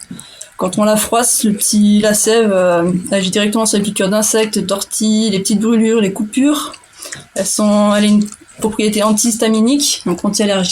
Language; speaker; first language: French; native; French